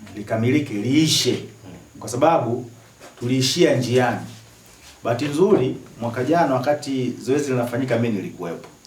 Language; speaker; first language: Swahili; native; Swahili